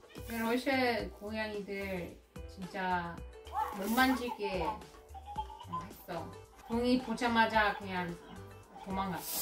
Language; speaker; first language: Korean; non-native, fluent; Russian